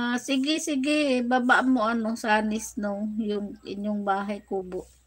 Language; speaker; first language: Filipino; non-native, local second language; Waray